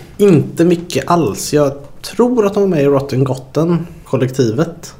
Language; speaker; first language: Swedish; native; Swedish